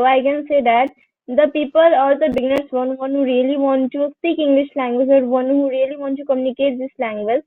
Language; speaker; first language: English; non-native, learner; Hindi